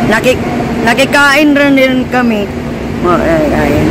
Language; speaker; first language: Filipino; non-native, local second language; Cebuano